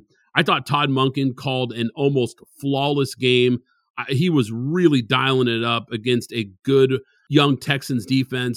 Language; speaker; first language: English; native; English